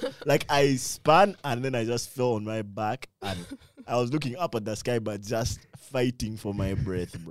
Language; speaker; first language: English; non-native, local second language; Ganda